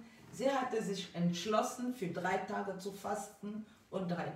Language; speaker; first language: German; non-native, fluent; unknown